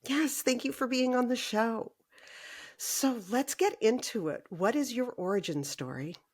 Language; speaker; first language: English; native; English